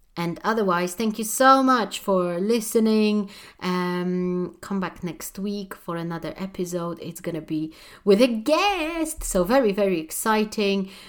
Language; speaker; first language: English; non-native, fluent; Polish